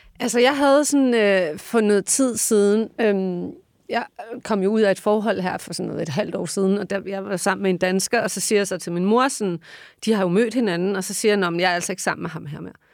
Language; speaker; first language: Danish; early bilingual, other home language; Turkish